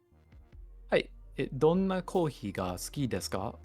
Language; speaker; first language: Japanese; non-native, learner; English